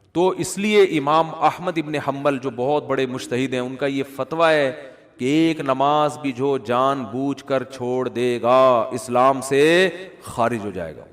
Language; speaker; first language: Urdu; native; Urdu